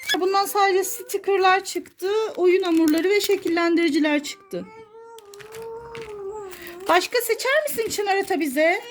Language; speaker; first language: Turkish; native; Turkish